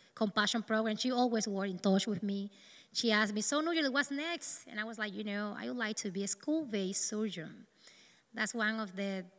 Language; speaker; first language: English; non-native, learner; Spanish